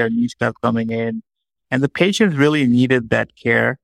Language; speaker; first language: English; non-native, local second language; Urdu